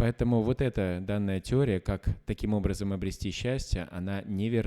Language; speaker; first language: Russian; native; Russian